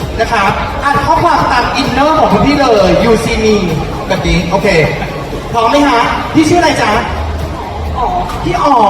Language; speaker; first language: Thai; native; Thai